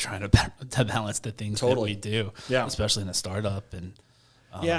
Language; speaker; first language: English; native; English